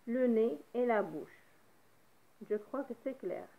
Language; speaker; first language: French; non-native, local second language; Arabic